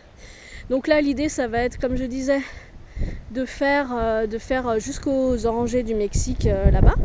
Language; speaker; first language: French; native; French